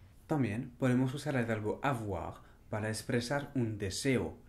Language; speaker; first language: Spanish; non-native, fluent; French